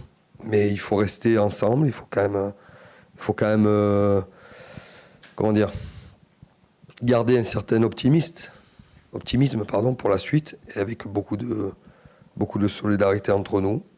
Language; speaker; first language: French; native; French